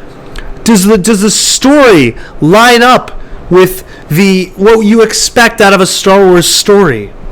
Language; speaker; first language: English; native; English